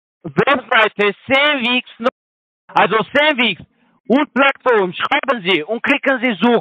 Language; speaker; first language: German; non-native, learner; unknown